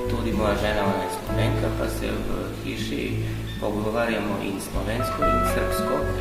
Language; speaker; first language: Slovenian; non-native, learner; Serbian